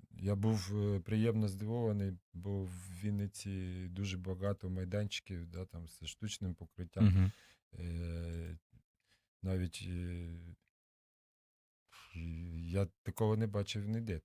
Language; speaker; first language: Ukrainian; non-native, local second language; Russian